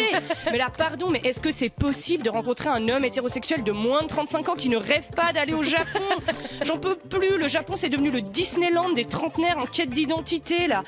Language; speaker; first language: French; native; French